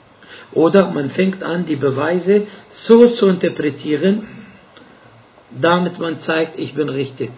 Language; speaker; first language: German; non-native, fluent; Arabic